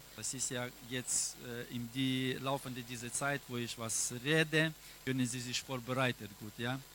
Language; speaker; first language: German; non-native, learner; Russian